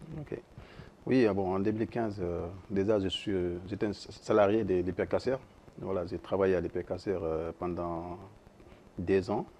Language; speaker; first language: French; non-native, local second language; Soninke